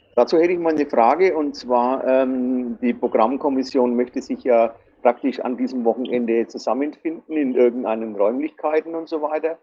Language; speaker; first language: German; native; German